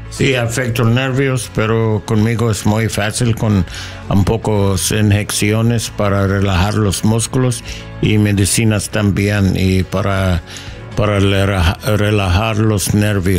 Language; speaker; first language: Spanish; non-native, learner; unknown